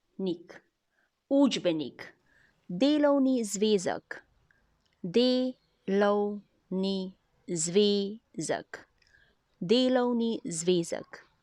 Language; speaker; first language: Slovenian; non-native, learner; Chinese